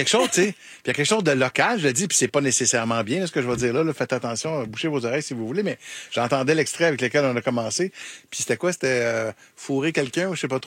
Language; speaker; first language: French; native; French